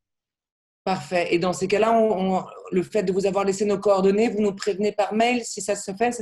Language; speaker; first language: French; native; French